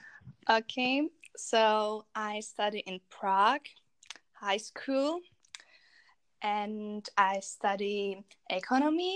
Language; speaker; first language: English; non-native, learner; Czech